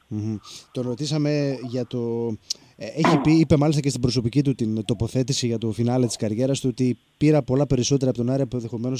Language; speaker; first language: Greek; native; Greek